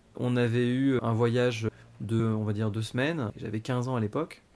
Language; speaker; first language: French; native; French